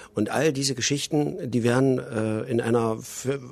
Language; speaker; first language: German; native; German